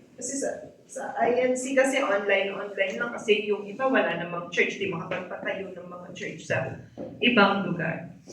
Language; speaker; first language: Filipino; native; Filipino